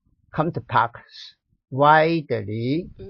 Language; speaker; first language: English; non-native, learner; Chinese